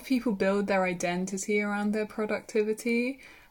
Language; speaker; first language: English; native; English